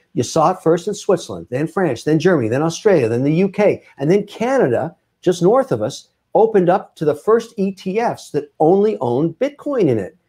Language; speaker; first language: English; native; English